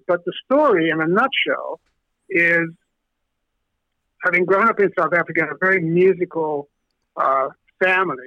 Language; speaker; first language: English; native; English